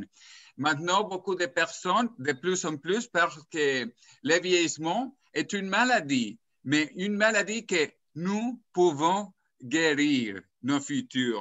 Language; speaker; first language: French; non-native, fluent; Spanish